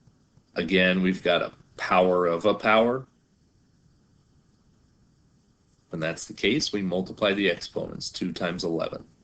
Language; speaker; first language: English; native; English